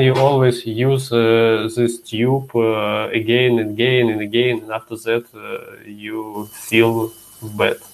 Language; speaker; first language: English; non-native, learner; Russian